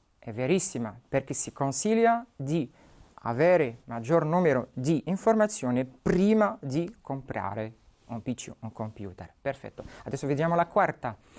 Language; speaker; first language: Italian; non-native, fluent; Arabic